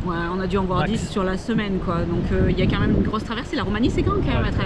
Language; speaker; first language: French; native; French